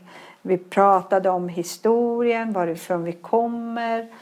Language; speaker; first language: Swedish; early bilingual, other home language; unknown